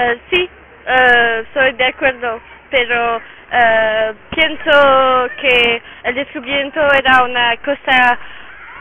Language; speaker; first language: Spanish; non-native, learner; French